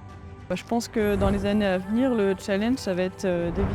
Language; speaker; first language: French; native; French